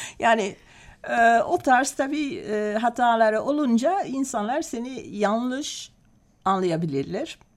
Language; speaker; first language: Turkish; non-native, fluent; Dutch